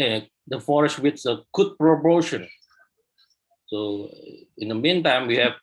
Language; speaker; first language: English; non-native, fluent; Indonesian